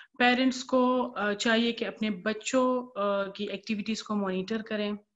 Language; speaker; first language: Urdu; non-native, local second language; Pashto